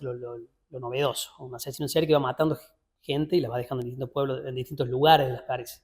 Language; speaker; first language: Spanish; native; Spanish